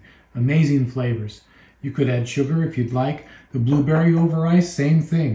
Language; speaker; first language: English; native; English